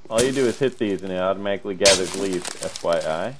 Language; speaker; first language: English; native; English